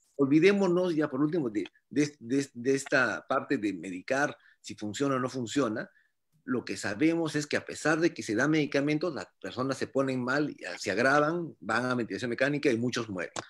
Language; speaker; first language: Spanish; native; Spanish